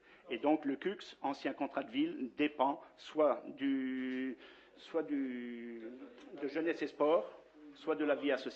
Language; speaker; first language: French; native; French